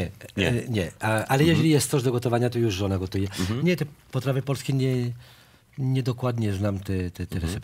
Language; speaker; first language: Polish; non-native, fluent; French